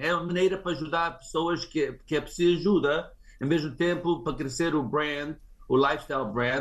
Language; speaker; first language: Portuguese; early bilingual, heritage; English